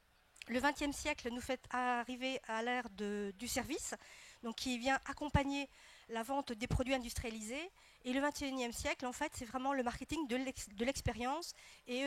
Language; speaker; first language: French; native; French